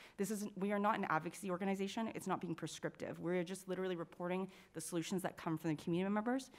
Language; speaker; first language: English; native; English